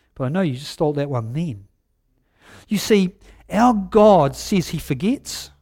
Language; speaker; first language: English; native; English